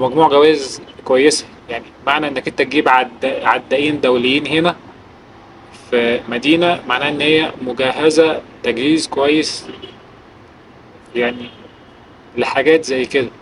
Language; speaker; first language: Arabic; native; Arabic